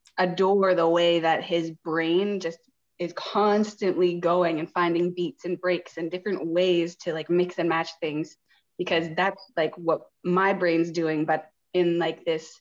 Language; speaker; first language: English; native; English